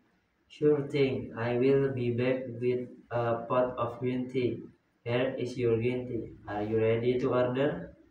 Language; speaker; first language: English; non-native, learner; Indonesian